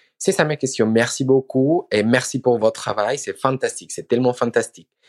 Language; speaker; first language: French; non-native, learner; Spanish